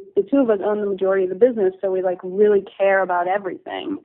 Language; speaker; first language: English; native; English